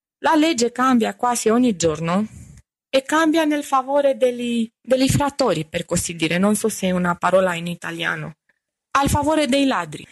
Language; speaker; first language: Italian; non-native, fluent; Romanian